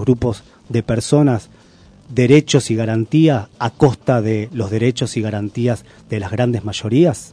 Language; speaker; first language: Spanish; native; Spanish